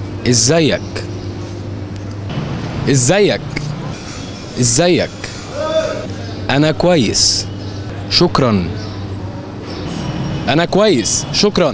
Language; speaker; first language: Arabic; non-native, learner; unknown